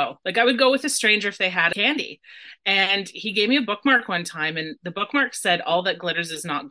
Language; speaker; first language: English; native; English